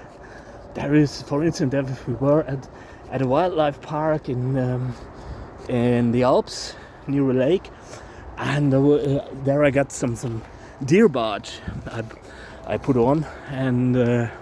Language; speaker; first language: English; non-native, fluent; German